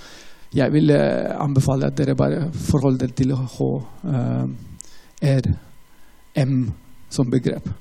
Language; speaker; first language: Norwegian; non-native, fluent; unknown